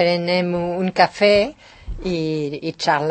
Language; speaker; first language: Catalan; non-native, learner; French